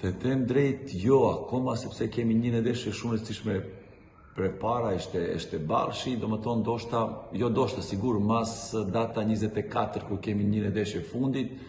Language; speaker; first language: Albanian; non-native, learner; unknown